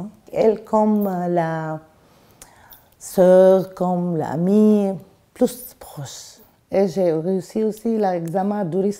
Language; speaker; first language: French; non-native, learner; Arabic